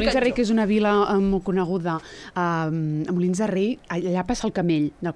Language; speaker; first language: Catalan; native; Catalan